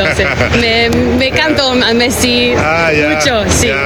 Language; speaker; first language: Spanish; non-native, learner; Hebrew